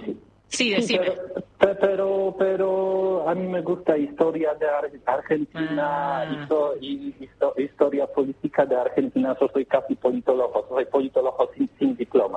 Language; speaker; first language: Spanish; non-native, learner; Polish